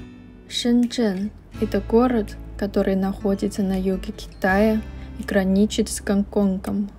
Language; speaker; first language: Russian; non-native, fluent; Chinese